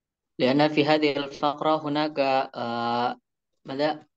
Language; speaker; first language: Arabic; non-native, learner; Indonesian